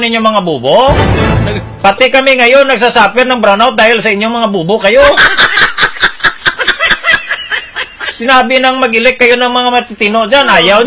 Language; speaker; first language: Filipino; non-native, local second language; Hiligaynon